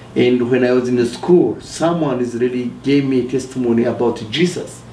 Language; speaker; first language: English; non-native, fluent; Amharic